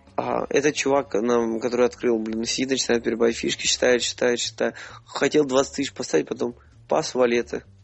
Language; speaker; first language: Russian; native; Russian